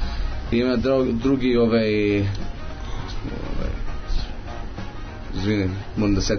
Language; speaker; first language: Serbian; early bilingual, heritage; Serbian